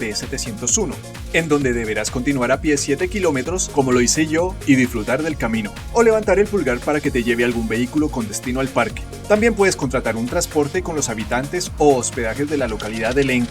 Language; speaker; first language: Spanish; native; Spanish